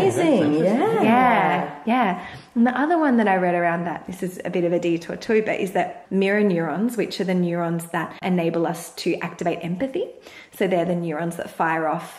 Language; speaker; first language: English; native; English